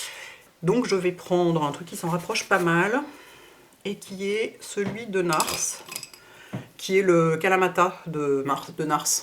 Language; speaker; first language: French; native; French